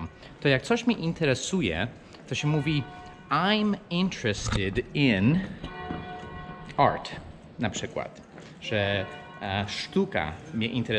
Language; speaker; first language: Polish; non-native, fluent; English